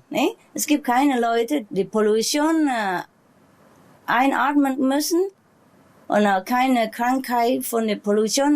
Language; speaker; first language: German; non-native, learner; Vietnamese